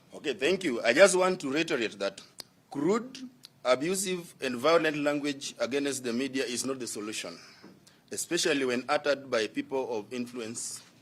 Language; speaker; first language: English; non-native, local second language; Swahili